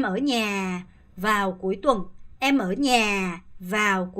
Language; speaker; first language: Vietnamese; non-native, fluent; Korean